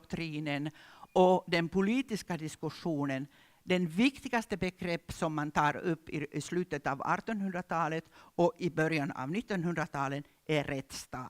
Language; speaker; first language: Swedish; non-native, local second language; Finnish